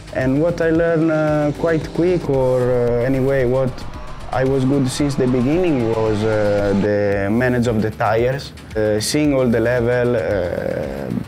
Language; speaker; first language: English; non-native, fluent; Italian